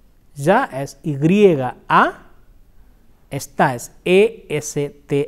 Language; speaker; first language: Spanish; non-native, fluent; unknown